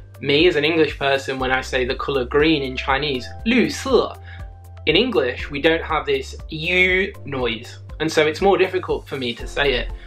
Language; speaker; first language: English; native; English